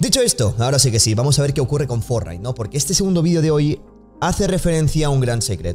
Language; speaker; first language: Spanish; native; Spanish